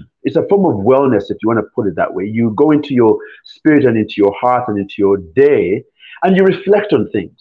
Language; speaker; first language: English; non-native, local second language; Ganda